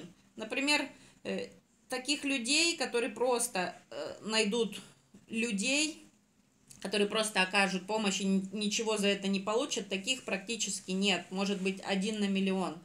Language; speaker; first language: Russian; native; Russian